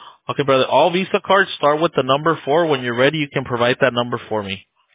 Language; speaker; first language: English; early bilingual, other home language; Spanish